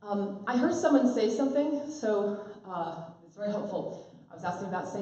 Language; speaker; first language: English; native; English